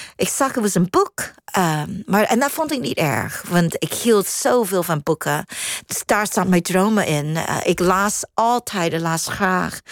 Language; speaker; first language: Dutch; non-native, fluent; Cantonese